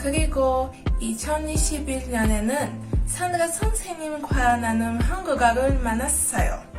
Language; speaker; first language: Korean; non-native, learner; Portuguese